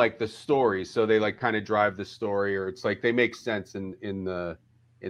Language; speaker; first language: English; native; English